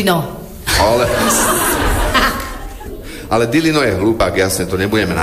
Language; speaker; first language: Slovak; native; Slovak